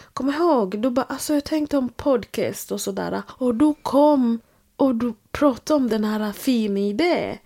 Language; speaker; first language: Swedish; non-native, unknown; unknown